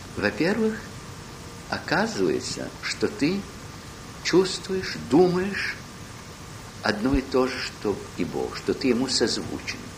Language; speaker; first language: Russian; early bilingual, heritage; Russian